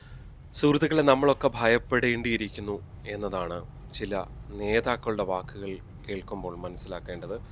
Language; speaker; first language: Malayalam; native; Malayalam